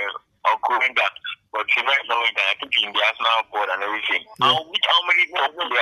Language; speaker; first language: English; non-native, local second language; Yoruba